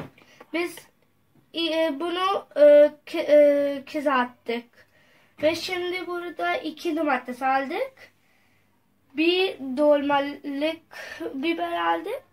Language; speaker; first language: Turkish; non-native, learner; Urdu